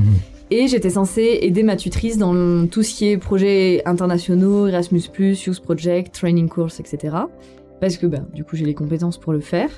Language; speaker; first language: French; native; French